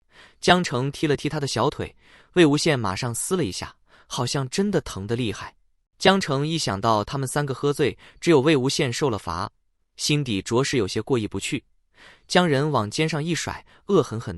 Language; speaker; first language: Chinese; native; Chinese